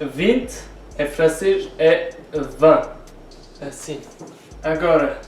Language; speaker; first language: Portuguese; early bilingual, heritage; Portuguese